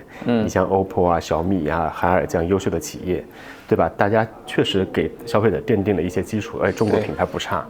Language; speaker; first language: Chinese; native; Chinese